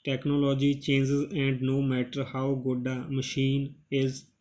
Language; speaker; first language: English; non-native, local second language; Punjabi